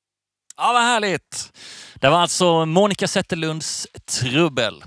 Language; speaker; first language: Swedish; native; Swedish